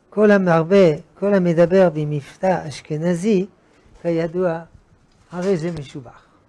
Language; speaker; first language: Hebrew; non-native, fluent; French